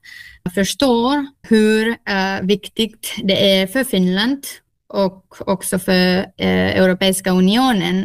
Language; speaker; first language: Swedish; non-native, local second language; Finnish